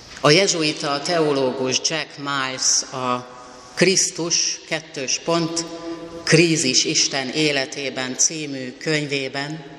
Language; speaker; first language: Hungarian; native; Hungarian